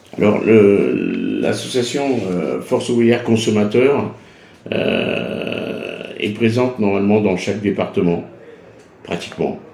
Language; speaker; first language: French; native; French